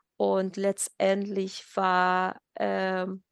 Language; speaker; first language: German; non-native, fluent; Persian